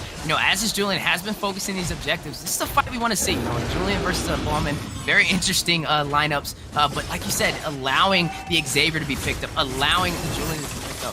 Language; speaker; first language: English; native; English